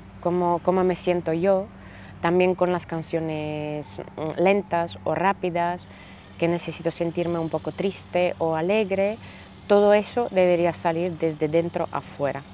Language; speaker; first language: Spanish; non-native, fluent; Slovak